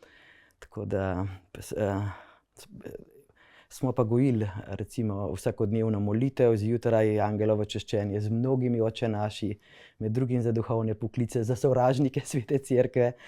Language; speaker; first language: Slovenian; native; Slovenian